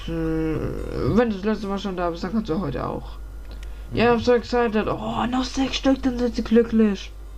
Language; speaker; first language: German; native; German